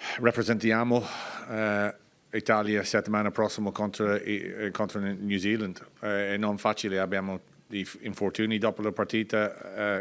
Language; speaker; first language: Italian; non-native, learner; English